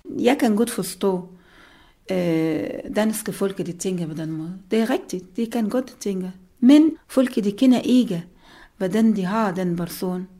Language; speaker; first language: Danish; non-native, learner; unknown